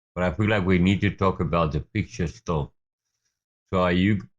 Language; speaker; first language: English; non-native, local second language; Afrikaans